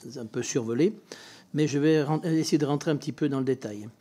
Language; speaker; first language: French; native; French